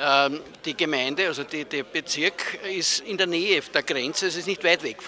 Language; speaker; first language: German; native; German